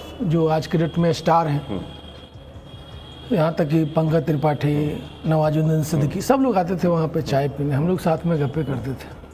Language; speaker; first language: Hindi; non-native, local second language; Bhojpuri